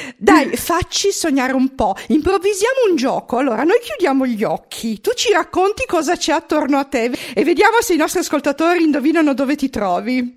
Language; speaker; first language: Italian; native; Italian